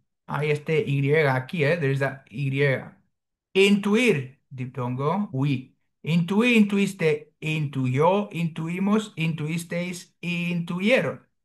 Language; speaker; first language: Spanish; non-native, fluent; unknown